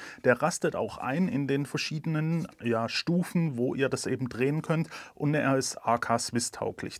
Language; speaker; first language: German; native; German